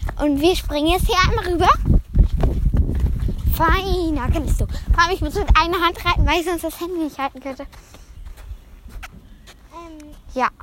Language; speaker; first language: German; native; German